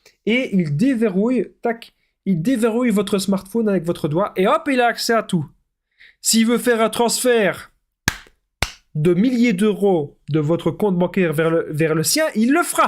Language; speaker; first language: French; native; French